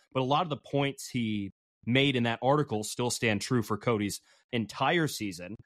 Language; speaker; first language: English; native; English